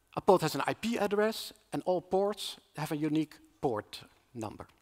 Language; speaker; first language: English; non-native, fluent; Dutch